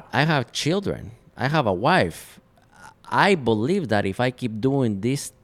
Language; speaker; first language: English; non-native, fluent; Spanish